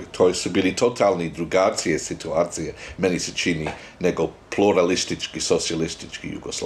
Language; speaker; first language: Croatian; non-native, fluent; English